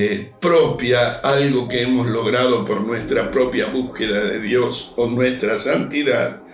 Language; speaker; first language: Spanish; native; Spanish